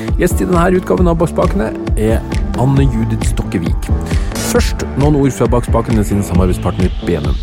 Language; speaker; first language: Norwegian; native; Norwegian